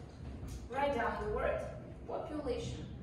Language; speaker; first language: English; non-native, learner; Kazakh